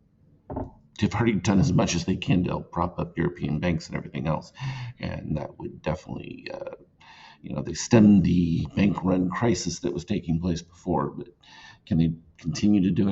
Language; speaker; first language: English; native; English